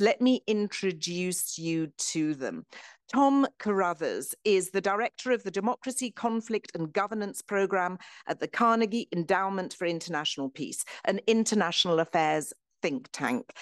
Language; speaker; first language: English; native; English